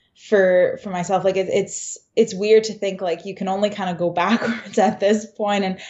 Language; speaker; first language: English; native; English